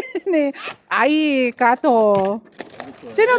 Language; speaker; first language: Finnish; non-native, learner; Filipino